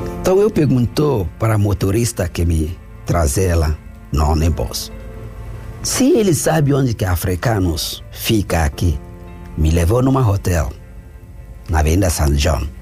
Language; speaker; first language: Portuguese; non-native, learner; Igbo